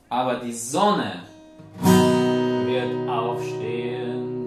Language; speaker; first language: German; non-native, fluent; Russian